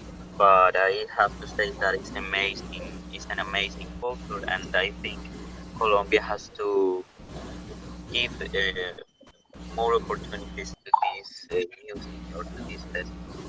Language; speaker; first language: English; non-native, learner; Spanish